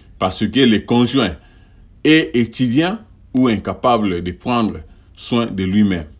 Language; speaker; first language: French; non-native, local second language; Lingala